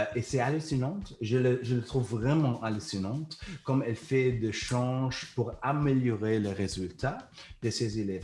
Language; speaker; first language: French; non-native, learner; German